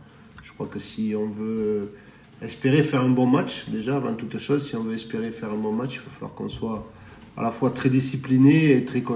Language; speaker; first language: French; native; French